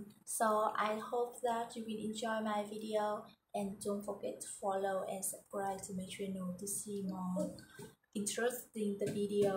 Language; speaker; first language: English; non-native, learner; Vietnamese